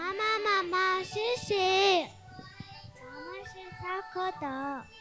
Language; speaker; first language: Chinese; non-native, learner; Mongolian